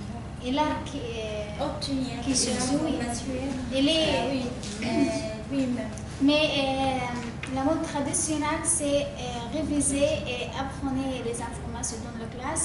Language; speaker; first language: French; non-native, learner; Arabic